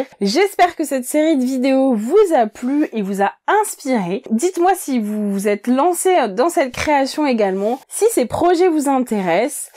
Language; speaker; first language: French; native; French